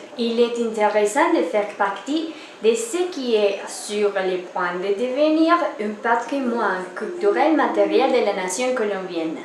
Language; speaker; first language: French; non-native, learner; Spanish